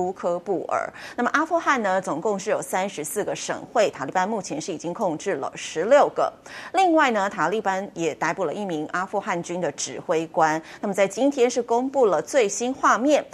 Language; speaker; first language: Chinese; native; Chinese